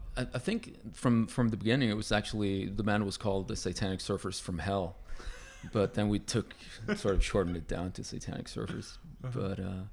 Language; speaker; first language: English; non-native, fluent; Spanish